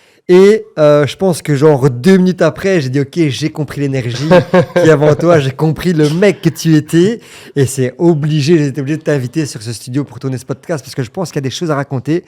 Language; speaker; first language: French; native; French